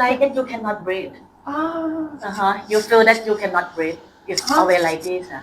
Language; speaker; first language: English; non-native, fluent; Thai